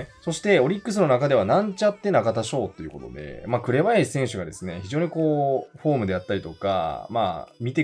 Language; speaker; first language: Japanese; native; Japanese